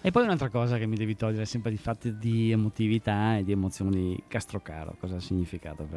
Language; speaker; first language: Italian; native; Italian